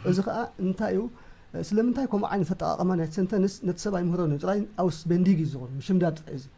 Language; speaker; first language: Tigrinya; native; Tigrinya